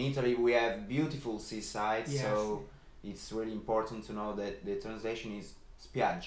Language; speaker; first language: English; non-native, fluent; Italian